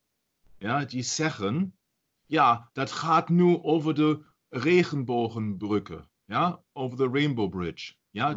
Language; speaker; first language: Dutch; non-native, learner; German